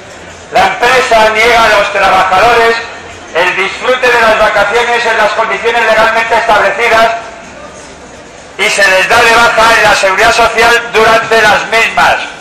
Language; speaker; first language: Spanish; native; Spanish